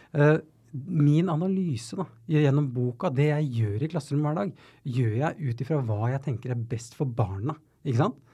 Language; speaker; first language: Norwegian; native; Norwegian